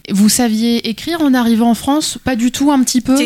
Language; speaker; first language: French; native; French